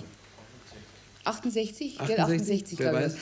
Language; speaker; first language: German; native; German